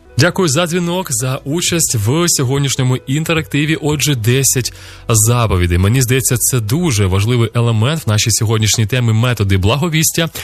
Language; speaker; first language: Ukrainian; native; Ukrainian